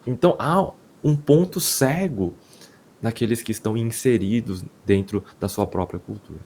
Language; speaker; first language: Portuguese; non-native, fluent; Korean